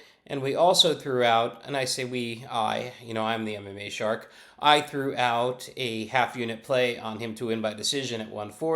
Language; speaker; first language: English; native; English